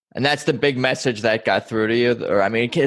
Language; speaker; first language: English; native; English